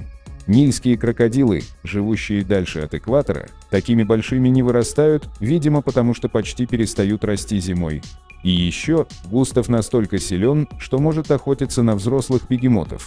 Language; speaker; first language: Russian; native; Russian